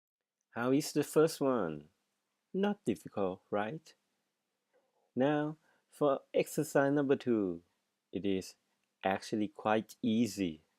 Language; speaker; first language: English; non-native, fluent; Thai